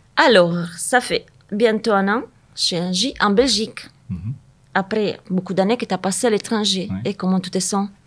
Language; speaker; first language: French; non-native, fluent; Italian